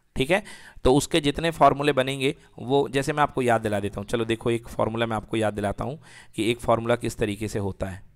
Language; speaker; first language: Hindi; native; Hindi